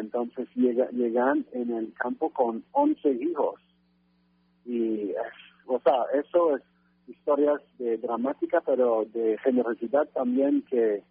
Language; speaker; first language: Spanish; non-native, fluent; French